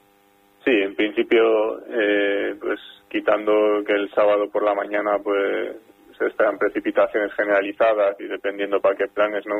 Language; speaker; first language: Spanish; native; Spanish